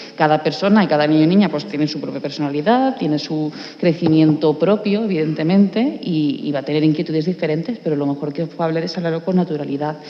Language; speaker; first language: Spanish; non-native, local second language; Catalan